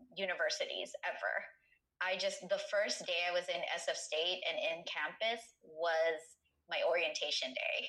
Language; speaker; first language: English; native; English